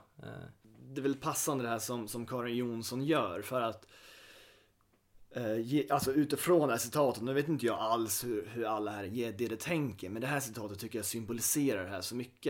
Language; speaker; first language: Swedish; native; Swedish